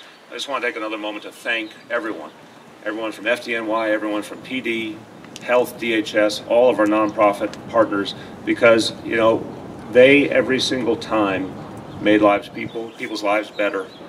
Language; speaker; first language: English; native; English